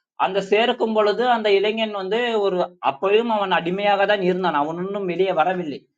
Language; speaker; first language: Tamil; non-native, local second language; Urdu